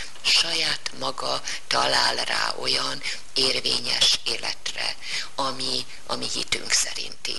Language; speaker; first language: Hungarian; native; Hungarian